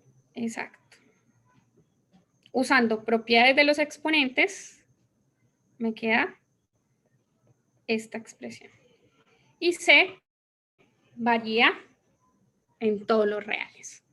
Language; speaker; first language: Spanish; native; Spanish